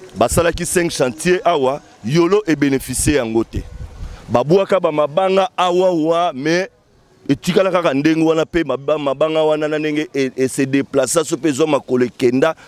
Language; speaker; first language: Lingala; native; Lingala